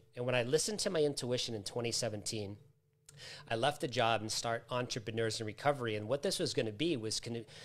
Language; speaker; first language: English; native; English